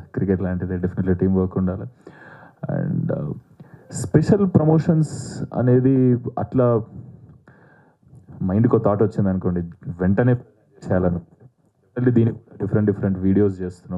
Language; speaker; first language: Telugu; native; Telugu